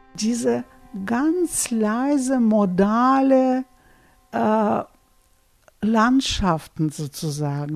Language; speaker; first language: German; non-native, fluent; Russian